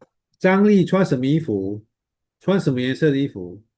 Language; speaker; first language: Chinese; non-native, fluent; Indonesian